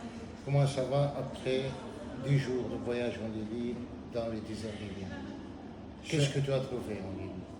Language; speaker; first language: French; non-native, fluent; Arabic